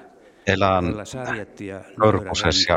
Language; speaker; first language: Finnish; non-native, learner; Estonian